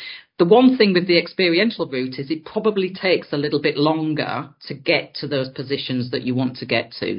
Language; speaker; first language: English; native; English